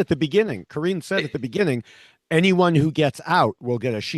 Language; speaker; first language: English; native; English